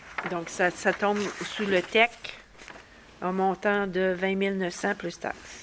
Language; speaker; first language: French; native; French